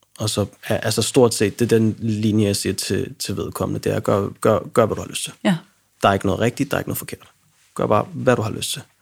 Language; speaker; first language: Danish; early bilingual, other home language; Arabic